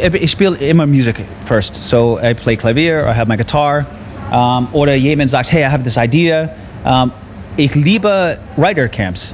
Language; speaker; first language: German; non-native, learner; English